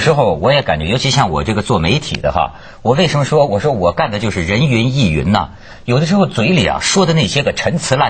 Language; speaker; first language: Chinese; native; Chinese